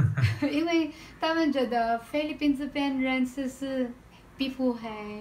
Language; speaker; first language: Chinese; non-native, learner; Filipino